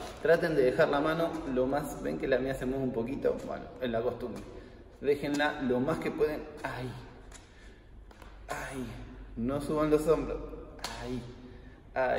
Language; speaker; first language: Spanish; native; Spanish